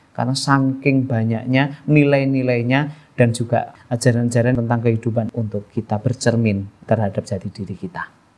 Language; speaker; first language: Indonesian; non-native, local second language; Javanese